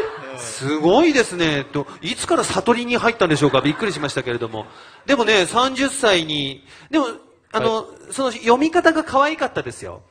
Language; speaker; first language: Japanese; native; Japanese